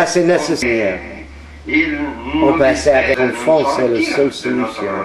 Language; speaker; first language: French; non-native, fluent; English